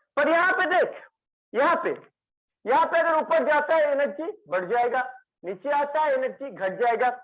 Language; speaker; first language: Hindi; non-native, local second language; Bangla